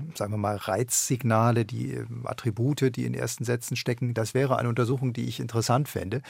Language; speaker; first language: German; native; German